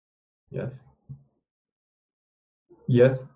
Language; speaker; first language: English; non-native, learner; Spanish